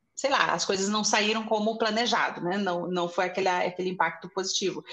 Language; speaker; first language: Portuguese; native; Portuguese